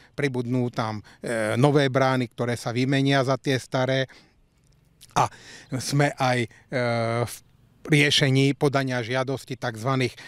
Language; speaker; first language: Slovak; native; Slovak